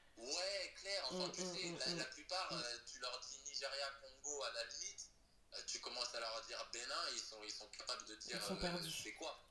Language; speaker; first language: French; native; French